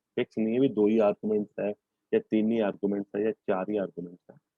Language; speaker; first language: Hindi; non-native, local second language; Punjabi